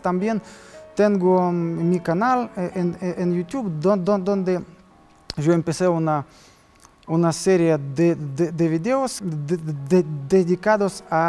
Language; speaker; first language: Spanish; non-native, learner; Russian